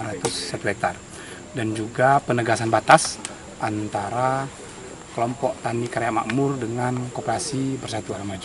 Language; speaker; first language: Indonesian; native; Indonesian